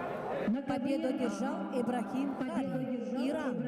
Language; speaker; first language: Russian; native; Russian